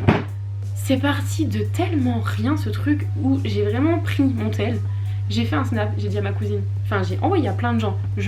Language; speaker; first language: French; native; French